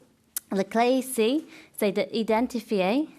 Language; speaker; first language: French; non-native, fluent; English